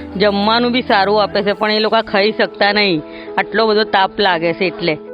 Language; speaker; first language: Gujarati; native; Gujarati